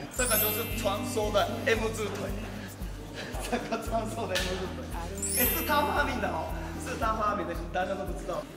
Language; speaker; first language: Chinese; non-native, fluent; Japanese